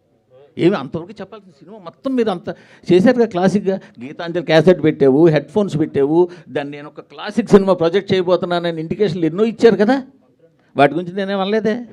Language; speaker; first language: Telugu; native; Telugu